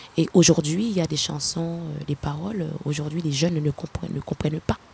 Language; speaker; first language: French; non-native, local second language; Haitian Creole